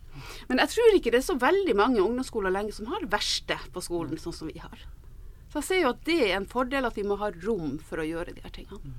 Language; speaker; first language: Norwegian; native; Norwegian